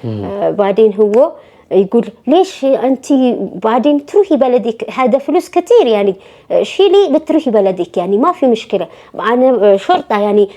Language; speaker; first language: Arabic; non-native, learner; Amharic